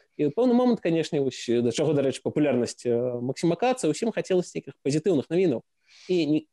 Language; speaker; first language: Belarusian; native; Belarusian